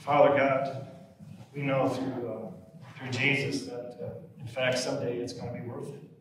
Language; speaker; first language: English; native; English